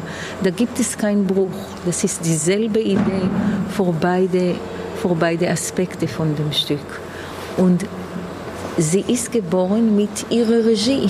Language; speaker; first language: German; non-native, fluent; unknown